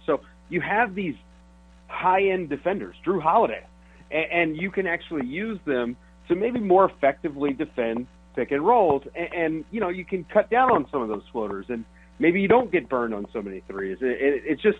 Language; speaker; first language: English; native; English